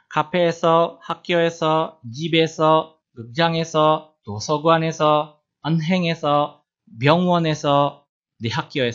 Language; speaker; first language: Korean; non-native, fluent; Indonesian